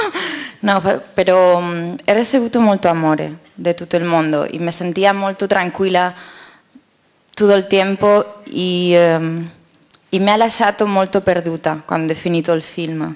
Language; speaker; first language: Italian; non-native, fluent; Spanish